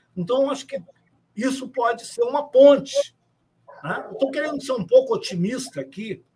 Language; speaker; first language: Portuguese; native; Portuguese